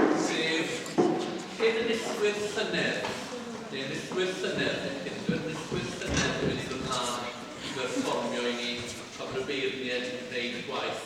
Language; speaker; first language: Welsh; native; Welsh